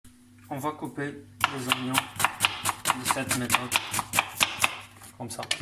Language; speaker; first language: French; non-native, learner; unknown